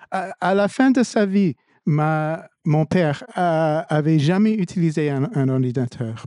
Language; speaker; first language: French; non-native, fluent; English